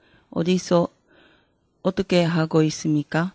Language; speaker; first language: Korean; non-native, fluent; Japanese